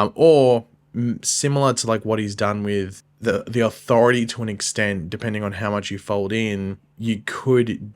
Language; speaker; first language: English; native; English